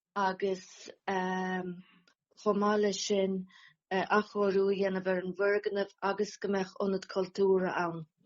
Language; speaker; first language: Irish; native; Irish